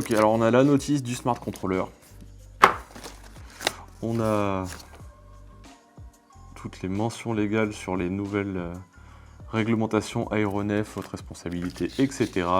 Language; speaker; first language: French; native; French